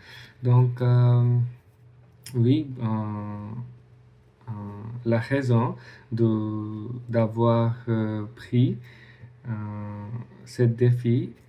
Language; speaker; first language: French; non-native, learner; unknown